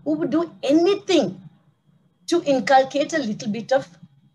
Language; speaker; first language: English; non-native, local second language; Tamil